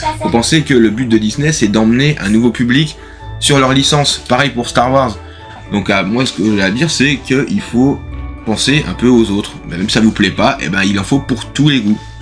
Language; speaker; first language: French; native; French